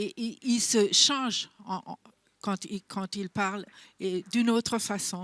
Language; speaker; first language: French; non-native, fluent; German